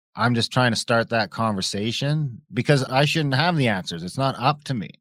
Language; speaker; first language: English; native; English